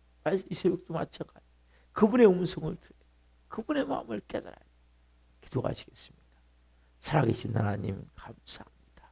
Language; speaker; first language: Korean; native; Korean